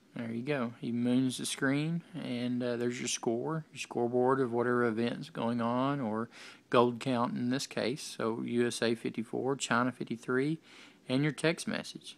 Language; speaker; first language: English; native; English